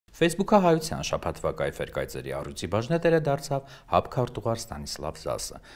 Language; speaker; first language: Armenian; native; Armenian